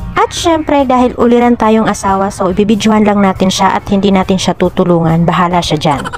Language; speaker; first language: Filipino; non-native, local second language; Waray